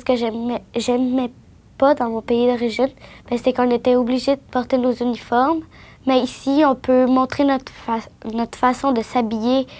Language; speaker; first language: French; early bilingual, other home language; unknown